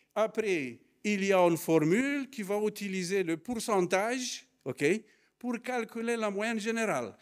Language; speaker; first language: French; non-native, fluent; Romanian